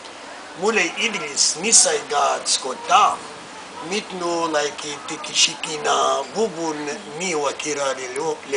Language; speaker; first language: Japanese; non-native, learner; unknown